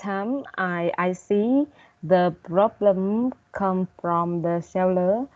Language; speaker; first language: English; non-native, learner; Vietnamese